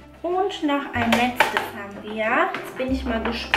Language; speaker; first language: German; native; German